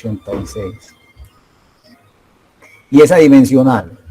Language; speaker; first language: Spanish; native; Spanish